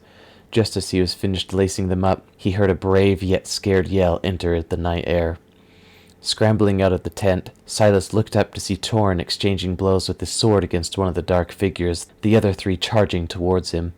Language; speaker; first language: English; native; English